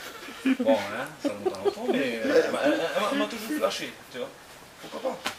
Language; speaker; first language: French; non-native, local second language; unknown